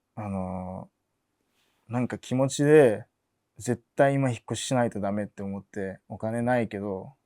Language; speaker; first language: Japanese; early bilingual, other home language; English